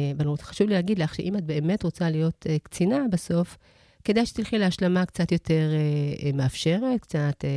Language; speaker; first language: Hebrew; early bilingual, other home language; Amharic